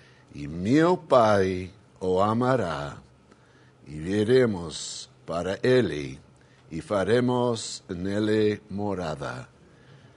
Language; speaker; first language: Spanish; non-native, fluent; English